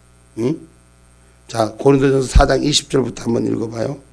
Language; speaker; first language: Korean; native; Korean